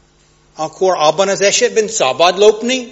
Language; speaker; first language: Hungarian; non-native, fluent; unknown